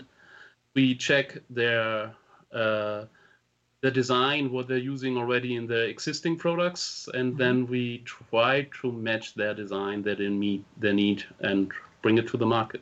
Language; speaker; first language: English; non-native, fluent; German